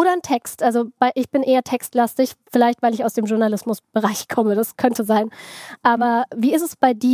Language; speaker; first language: German; native; German